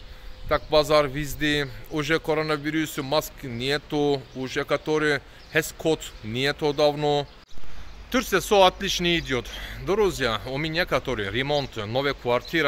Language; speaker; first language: Russian; non-native, learner; Turkish